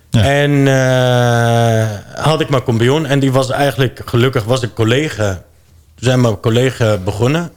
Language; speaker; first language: Dutch; non-native, fluent; Arabic